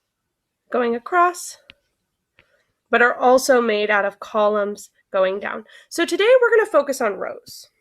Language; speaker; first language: English; native; English